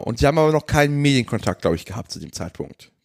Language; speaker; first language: German; native; German